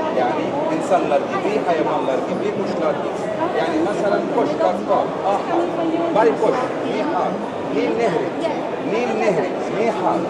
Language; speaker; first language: Turkish; non-native, learner; Arabic